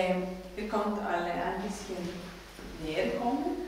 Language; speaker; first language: German; non-native, fluent; Greek